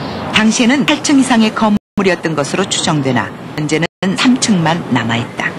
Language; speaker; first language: Korean; native; Korean